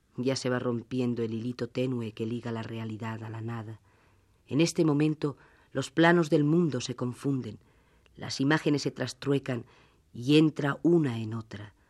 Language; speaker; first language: Spanish; native; Spanish